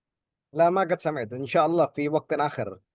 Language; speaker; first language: Arabic; non-native, learner; Indonesian